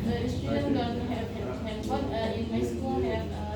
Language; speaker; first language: English; non-native, learner; Indonesian